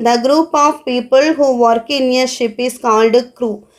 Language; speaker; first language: English; non-native, local second language; Tamil